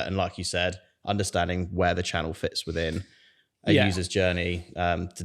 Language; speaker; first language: English; native; English